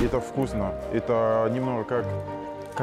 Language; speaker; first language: Russian; non-native, learner; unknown